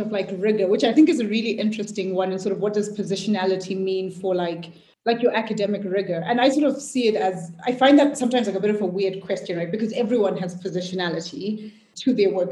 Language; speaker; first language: English; non-native, local second language; Shona